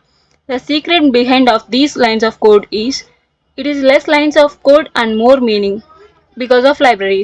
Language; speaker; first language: English; non-native, local second language; Telugu